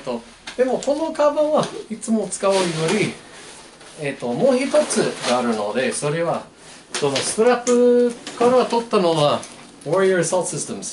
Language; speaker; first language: Japanese; non-native, learner; English